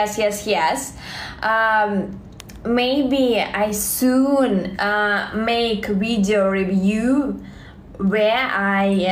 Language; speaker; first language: English; non-native, learner; Russian